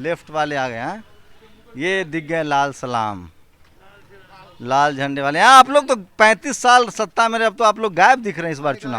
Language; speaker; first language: Hindi; native; Hindi